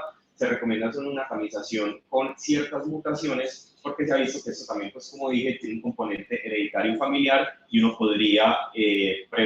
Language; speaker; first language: Spanish; native; Spanish